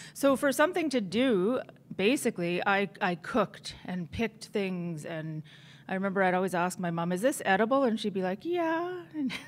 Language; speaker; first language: English; native; English